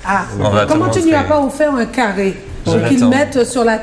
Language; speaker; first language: French; native; French